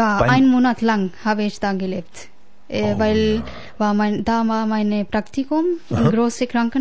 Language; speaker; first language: German; non-native, learner; Punjabi